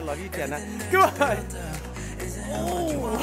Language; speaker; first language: English; native; English